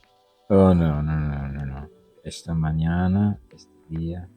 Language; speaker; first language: Spanish; non-native, learner; English